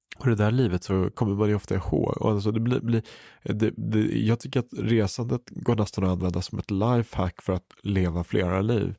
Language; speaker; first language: Swedish; native; Swedish